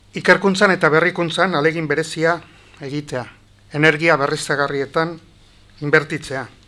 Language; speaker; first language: Basque; native; Basque